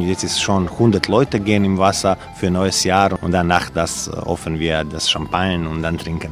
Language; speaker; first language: German; non-native, learner; Croatian